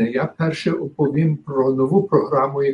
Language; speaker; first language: Ukrainian; early bilingual, heritage; Ukrainian